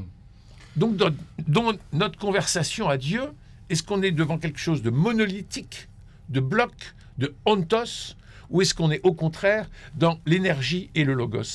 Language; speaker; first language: French; native; French